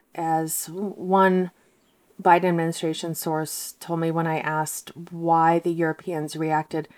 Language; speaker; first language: English; early bilingual, heritage; Russian